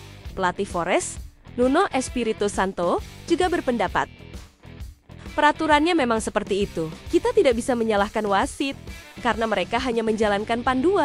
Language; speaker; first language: Indonesian; native; Indonesian